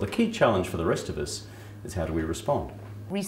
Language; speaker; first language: English; native; English